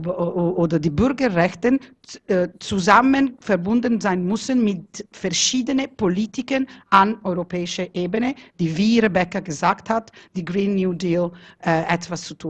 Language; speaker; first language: German; non-native, fluent; Italian